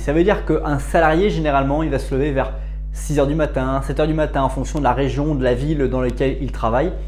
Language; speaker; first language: French; native; French